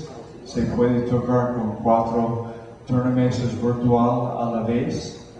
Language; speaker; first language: Spanish; non-native, fluent; English